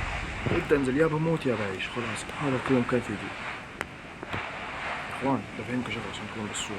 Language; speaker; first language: Arabic; native; Arabic